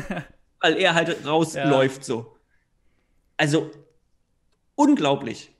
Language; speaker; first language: German; native; German